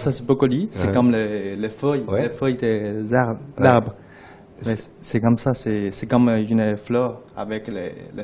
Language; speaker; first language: French; non-native, learner; Chinese